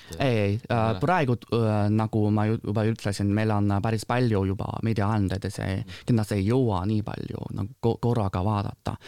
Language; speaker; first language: Estonian; non-native, fluent; Chinese